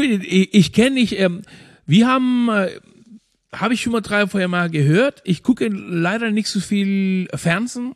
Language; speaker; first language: German; non-native, fluent; Spanish